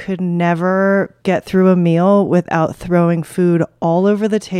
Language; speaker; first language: English; early bilingual, other home language; Chinese